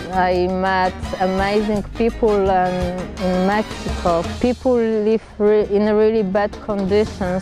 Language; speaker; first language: English; non-native, learner; Polish